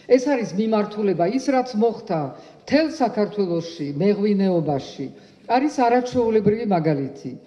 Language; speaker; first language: Georgian; early bilingual, heritage; Georgian